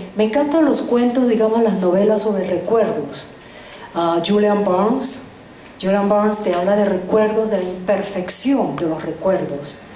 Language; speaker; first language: Spanish; early bilingual, other home language; Chinese